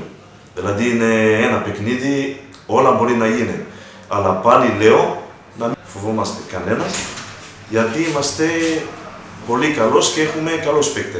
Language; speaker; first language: Greek; non-native, learner; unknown